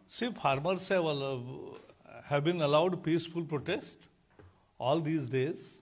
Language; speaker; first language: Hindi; non-native, local second language; Marathi